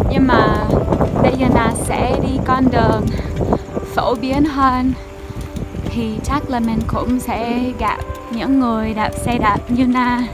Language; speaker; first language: Vietnamese; non-native, fluent; English